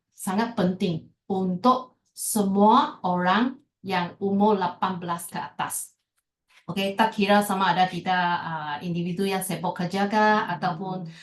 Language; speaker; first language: Malay; non-native, local second language; Chinese